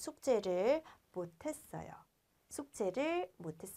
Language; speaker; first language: Korean; non-native, fluent; Vietnamese